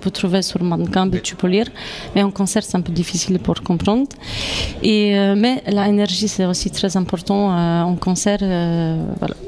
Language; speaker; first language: French; non-native, fluent; Polish